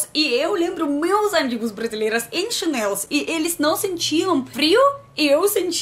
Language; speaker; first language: Portuguese; non-native, learner; Russian